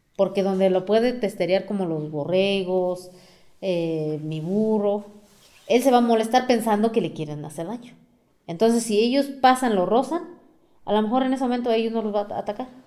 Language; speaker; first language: Spanish; non-native, local second language; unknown